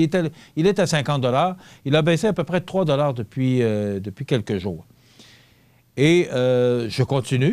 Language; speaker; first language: French; native; French